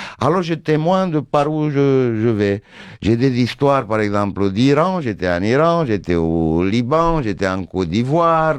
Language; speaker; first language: French; non-native, fluent; Romanian